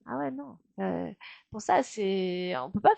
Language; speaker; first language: French; native; French